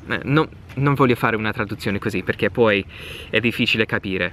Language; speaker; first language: Italian; non-native, fluent; English